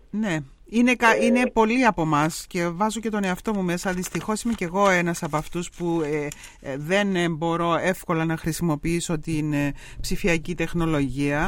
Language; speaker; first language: Greek; native; Greek